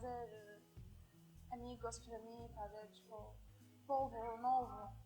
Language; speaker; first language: Portuguese; non-native, learner; Arabic